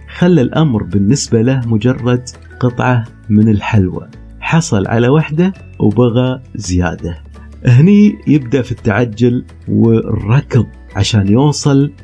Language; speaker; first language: Arabic; native; Arabic